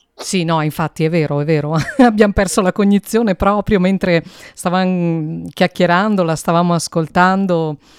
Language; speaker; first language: Italian; native; Italian